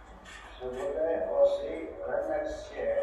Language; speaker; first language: French; non-native, fluent; Portuguese